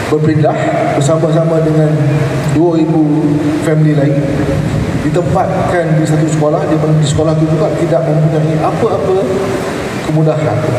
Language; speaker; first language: Malay; native; Malay